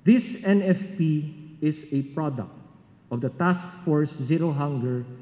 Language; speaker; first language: English; non-native, local second language; Filipino